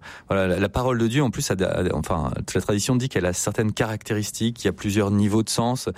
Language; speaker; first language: French; native; French